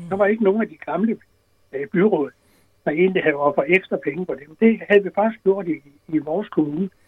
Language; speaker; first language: Danish; native; Danish